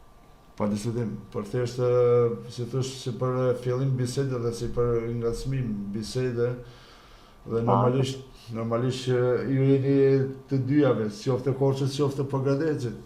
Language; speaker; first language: Albanian; native; Albanian